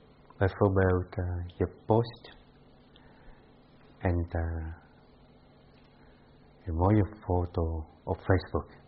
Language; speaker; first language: Dutch; non-native, fluent; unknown